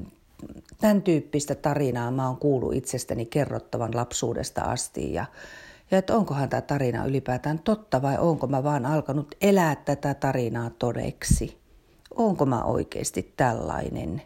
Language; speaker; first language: Finnish; native; Finnish